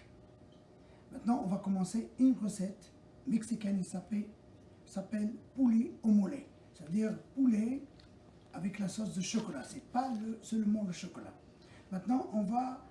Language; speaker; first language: French; non-native, local second language; Arabic